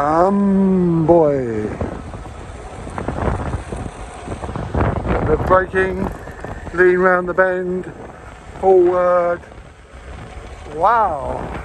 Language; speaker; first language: English; native; English